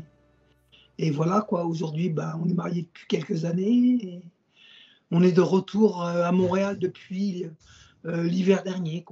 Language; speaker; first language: French; native; French